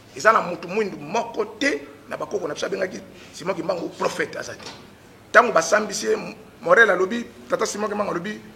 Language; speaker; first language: Lingala; non-native, local second language; Kongo